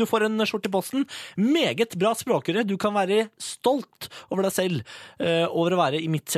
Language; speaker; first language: Norwegian; native; Norwegian